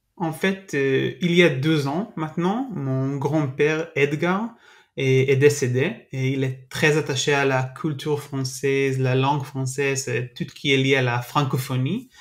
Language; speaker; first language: French; non-native, learner; Hebrew